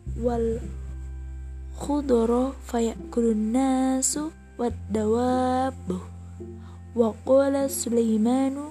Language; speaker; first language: Arabic; non-native, learner; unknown